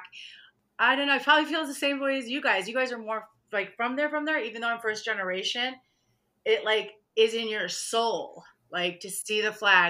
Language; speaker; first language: English; early bilingual, other home language; Albanian